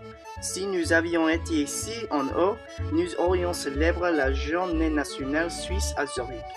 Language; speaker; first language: French; non-native, learner; English